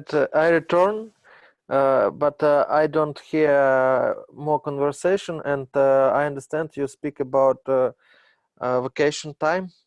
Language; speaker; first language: English; non-native, learner; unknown